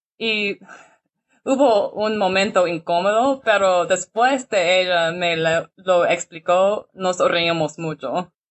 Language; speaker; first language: Spanish; non-native, learner; English